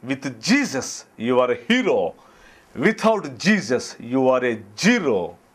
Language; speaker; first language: English; non-native, local second language; Telugu